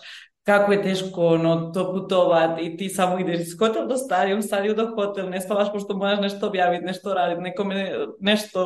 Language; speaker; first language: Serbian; early bilingual, heritage; Bosnian